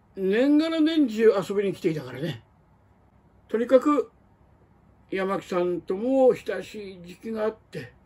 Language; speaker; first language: Japanese; native; Japanese